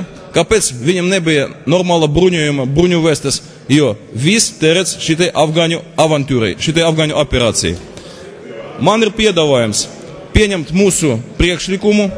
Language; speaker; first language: Latvian; non-native, local second language; Russian